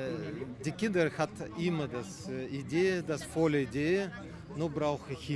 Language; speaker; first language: German; non-native, learner; Russian